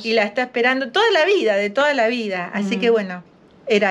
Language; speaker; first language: Spanish; native; Spanish